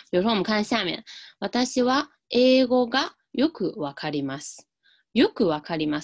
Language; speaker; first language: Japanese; non-native, fluent; Chinese